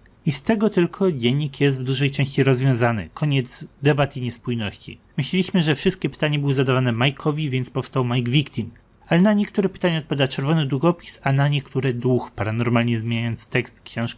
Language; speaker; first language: Polish; native; Polish